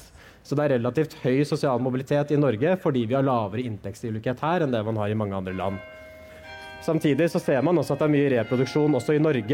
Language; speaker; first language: Norwegian; native; Norwegian